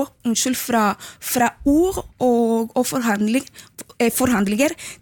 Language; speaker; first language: Norwegian; non-native, fluent; Spanish